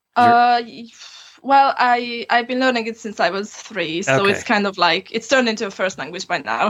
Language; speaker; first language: English; non-native, fluent; Romanian